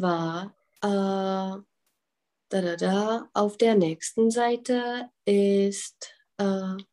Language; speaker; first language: German; non-native, fluent; Czech